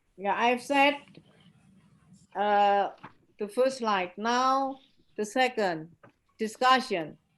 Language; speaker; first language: English; non-native, fluent; Indonesian